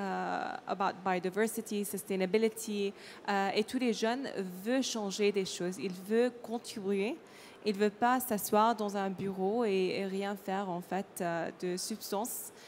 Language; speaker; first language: French; non-native, learner; Arabic